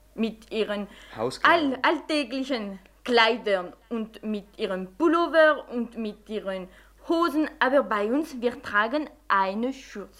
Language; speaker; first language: German; non-native, fluent; French